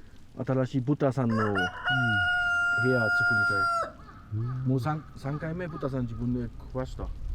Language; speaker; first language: Japanese; non-native, learner; German